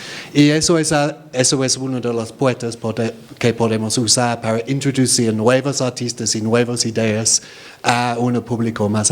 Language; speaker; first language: Spanish; non-native, fluent; English